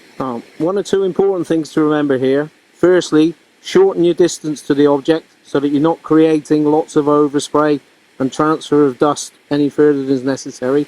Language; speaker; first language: English; native; English